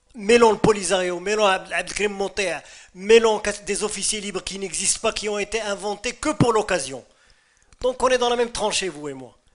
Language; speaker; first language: French; non-native, local second language; Arabic